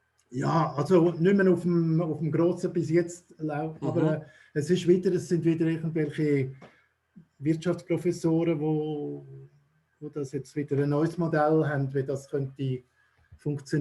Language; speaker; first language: German; native; German